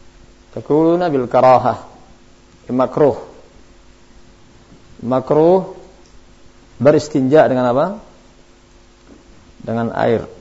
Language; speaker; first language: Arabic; non-native, fluent; Indonesian